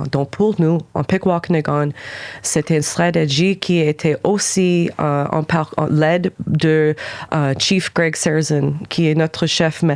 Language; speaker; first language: French; non-native, local second language; English